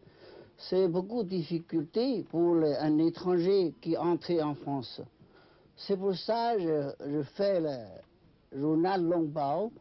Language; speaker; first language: French; non-native, fluent; Chinese